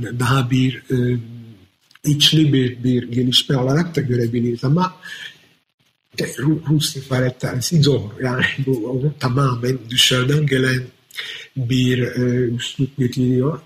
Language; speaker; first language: Turkish; non-native, fluent; Italian